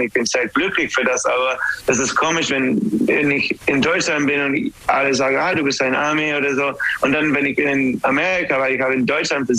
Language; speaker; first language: German; non-native, learner; English